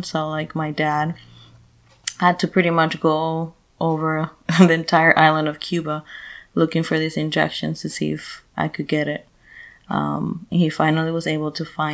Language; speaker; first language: English; non-native, fluent; Spanish